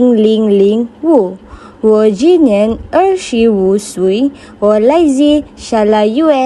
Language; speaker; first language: Chinese; non-native, learner; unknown